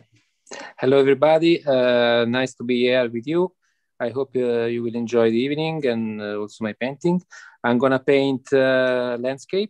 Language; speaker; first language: English; non-native, fluent; Italian